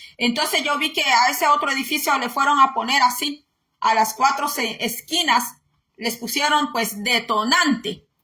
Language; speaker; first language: Spanish; native; Spanish